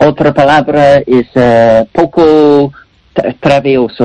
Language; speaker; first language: Spanish; non-native, learner; English